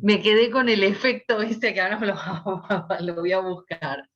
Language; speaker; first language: Spanish; native; Spanish